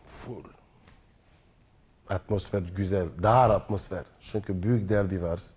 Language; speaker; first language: Turkish; non-native, learner; French